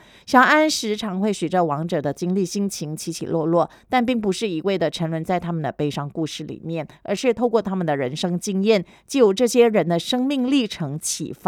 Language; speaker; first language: Chinese; native; Chinese